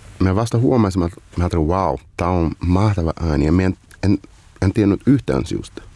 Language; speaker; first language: Finnish; non-native, learner; Portuguese